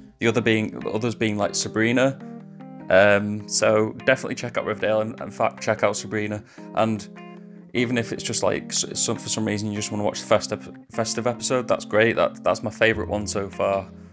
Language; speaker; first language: English; native; English